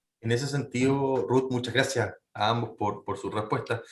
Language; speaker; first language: Spanish; native; Spanish